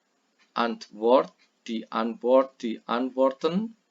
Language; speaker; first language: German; non-native, fluent; Indonesian